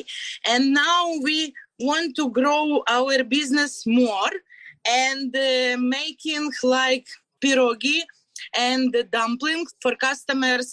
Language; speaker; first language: English; non-native, learner; Ukrainian